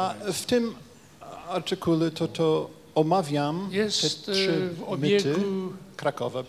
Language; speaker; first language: Polish; non-native, fluent; Japanese